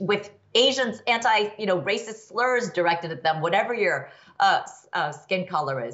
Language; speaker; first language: English; early bilingual, other home language; Chinese